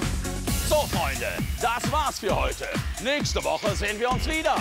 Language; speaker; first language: German; native; German